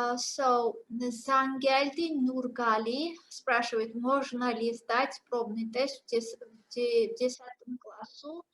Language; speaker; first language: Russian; non-native, fluent; Georgian